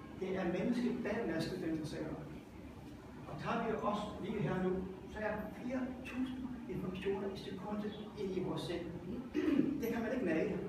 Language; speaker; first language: Danish; non-native, local second language; Faroese